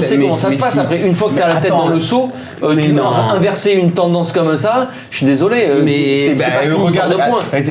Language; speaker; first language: French; native; French